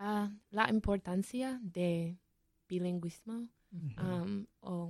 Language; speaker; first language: Spanish; non-native, learner; English